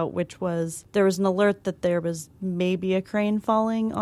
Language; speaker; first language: English; native; English